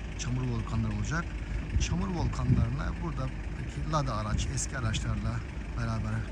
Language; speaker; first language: Turkish; native; Turkish